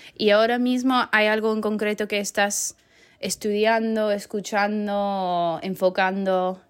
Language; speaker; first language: Spanish; non-native, fluent; English